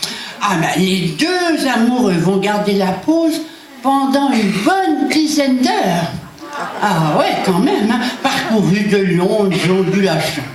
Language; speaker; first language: French; native; French